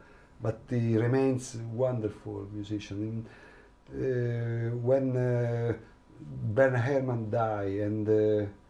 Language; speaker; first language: English; non-native, learner; Italian